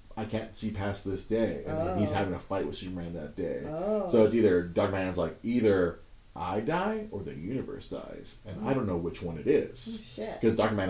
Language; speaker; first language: English; native; English